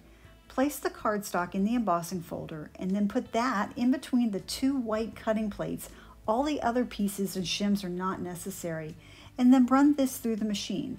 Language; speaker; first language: English; native; English